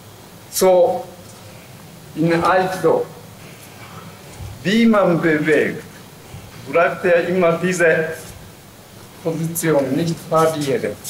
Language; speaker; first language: German; non-native, learner; Japanese